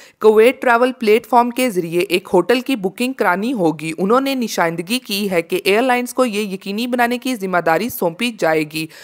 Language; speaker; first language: Urdu; native; Urdu